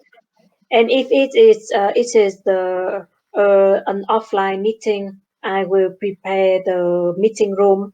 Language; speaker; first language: English; non-native, learner; Vietnamese